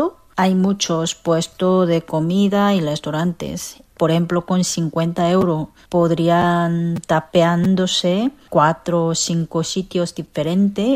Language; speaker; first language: Spanish; non-native, fluent; Korean